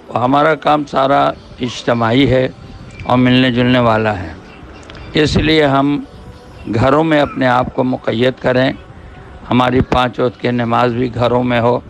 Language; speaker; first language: Urdu; native; Urdu